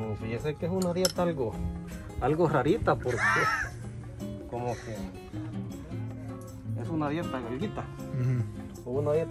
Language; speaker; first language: Spanish; native; Spanish